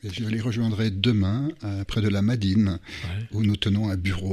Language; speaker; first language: French; non-native, local second language; Luxembourgish